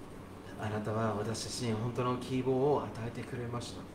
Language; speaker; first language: Japanese; non-native, fluent; English